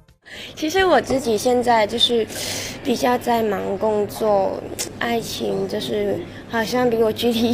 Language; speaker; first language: Chinese; non-native, local second language; Cantonese